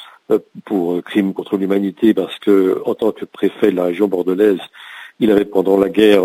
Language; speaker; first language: French; native; French